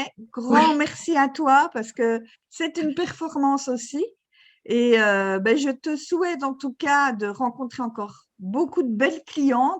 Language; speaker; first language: French; native; French